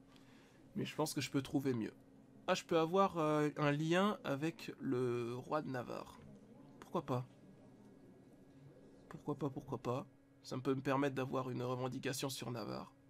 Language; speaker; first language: French; native; French